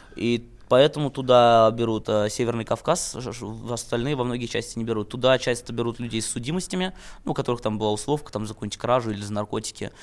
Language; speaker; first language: Russian; native; Russian